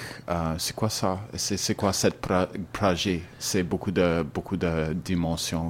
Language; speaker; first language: French; non-native, learner; English